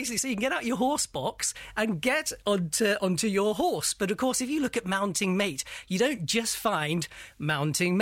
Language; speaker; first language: English; native; English